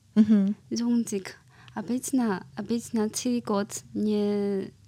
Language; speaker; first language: Russian; non-native, learner; Chinese